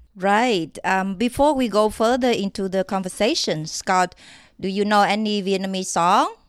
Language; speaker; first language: English; non-native, fluent; Vietnamese